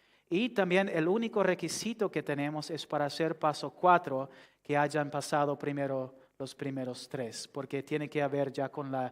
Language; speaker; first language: Spanish; non-native, fluent; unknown